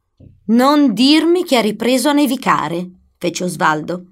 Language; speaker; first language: Italian; native; Italian